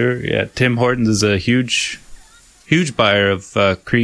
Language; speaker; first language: English; native; English